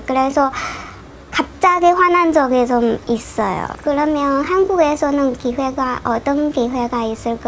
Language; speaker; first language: Korean; non-native, learner; Chinese